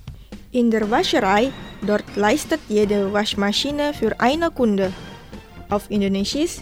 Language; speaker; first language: German; non-native, fluent; Indonesian